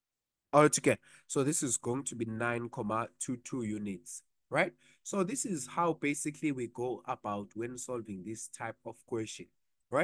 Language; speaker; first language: English; non-native, local second language; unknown